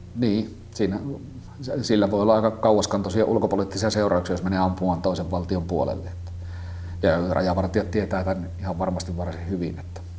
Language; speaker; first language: Finnish; native; Finnish